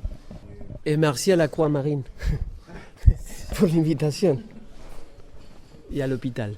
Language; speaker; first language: French; non-native, fluent; Spanish